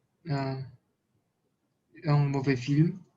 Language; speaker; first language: French; non-native, learner; Russian